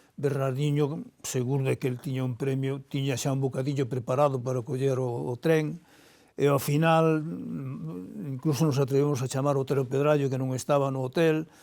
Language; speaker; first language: Galician; native; Galician